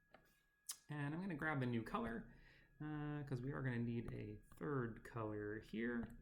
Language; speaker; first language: English; native; English